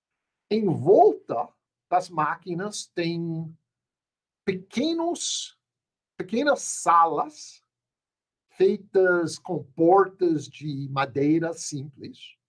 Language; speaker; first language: Portuguese; non-native, fluent; English